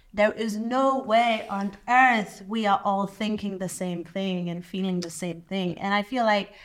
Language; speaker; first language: English; non-native, local second language; German